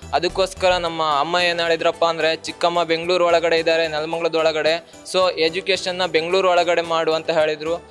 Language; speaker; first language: Kannada; native; Kannada